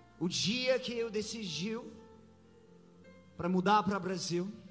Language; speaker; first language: Portuguese; non-native, fluent; English